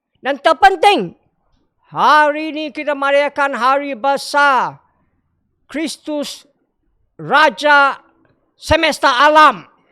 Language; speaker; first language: Malay; non-native, local second language; Chinese